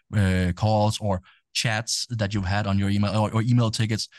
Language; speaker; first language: English; non-native, fluent; Danish